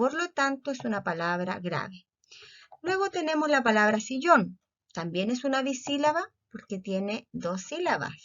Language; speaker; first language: Spanish; native; Spanish